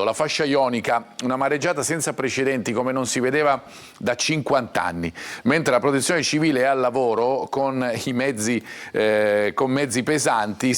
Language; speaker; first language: Italian; native; Italian